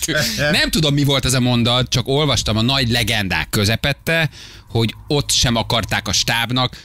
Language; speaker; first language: Hungarian; native; Hungarian